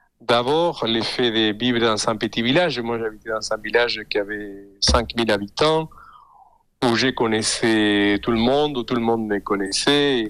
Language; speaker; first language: French; non-native, fluent; Spanish